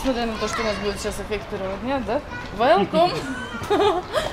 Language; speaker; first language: Russian; native; Russian